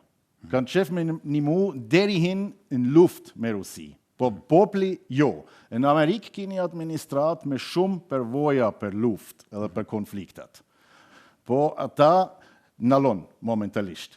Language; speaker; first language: Albanian; non-native, learner; German